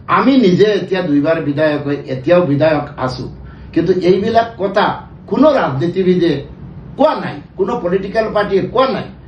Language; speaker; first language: Assamese; non-native, local second language; Bangla